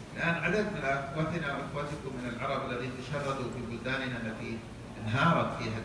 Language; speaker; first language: Arabic; native; Arabic